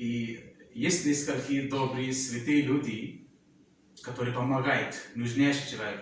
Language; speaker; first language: Russian; non-native, learner; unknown